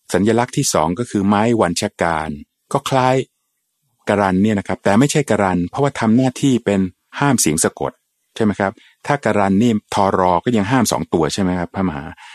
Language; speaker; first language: Thai; native; Thai